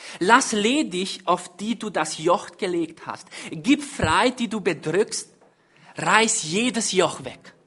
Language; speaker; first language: German; non-native, fluent; Hungarian